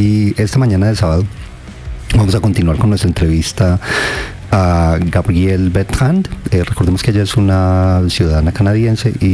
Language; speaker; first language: Spanish; non-native, fluent; English